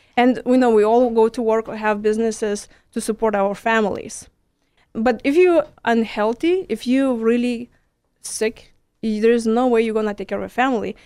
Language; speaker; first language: English; non-native, fluent; Lithuanian